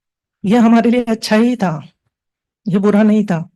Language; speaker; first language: Hindi; native; Hindi